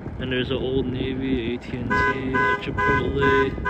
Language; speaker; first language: English; native; English